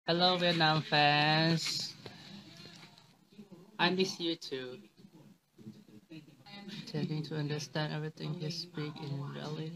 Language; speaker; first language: English; non-native, learner; Thai